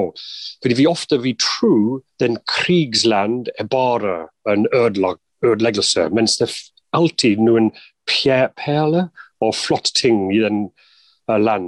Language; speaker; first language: Norwegian; non-native, fluent; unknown